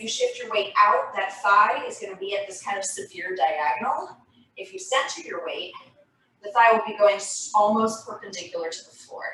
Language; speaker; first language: English; native; English